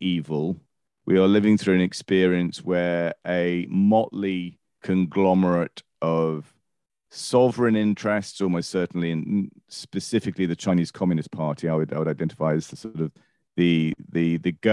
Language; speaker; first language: English; native; English